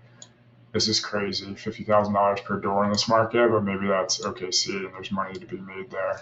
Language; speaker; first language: English; native; English